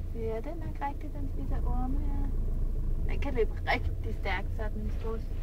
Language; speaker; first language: Danish; native; Danish